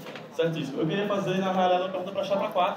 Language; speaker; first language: Portuguese; native; Portuguese